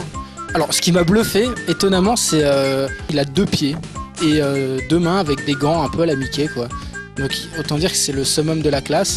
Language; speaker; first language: French; native; French